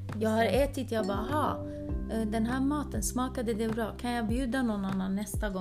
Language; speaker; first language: Swedish; early bilingual, other home language; Kurdish